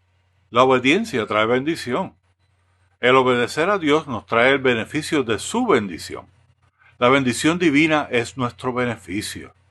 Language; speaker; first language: Spanish; native; Spanish